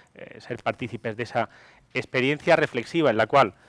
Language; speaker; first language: Spanish; non-native, fluent; Greek